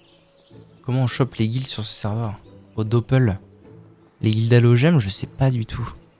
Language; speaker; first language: French; native; French